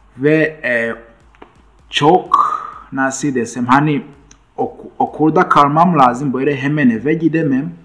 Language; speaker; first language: Turkish; non-native, fluent; Kinyarwanda